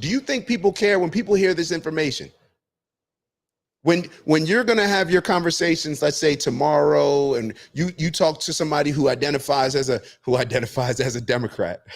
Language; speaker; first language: English; native; English